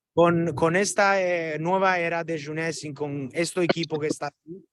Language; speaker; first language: Spanish; non-native, learner; Italian